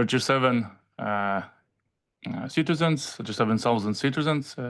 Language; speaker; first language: English; non-native, learner; Ukrainian